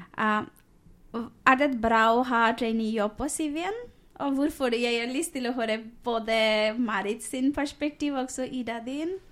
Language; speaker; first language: Norwegian; non-native, fluent; Bangla